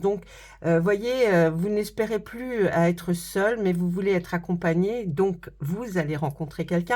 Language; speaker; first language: French; native; French